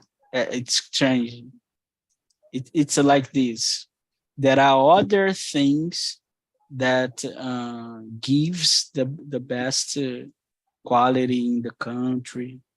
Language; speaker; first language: English; non-native, fluent; Portuguese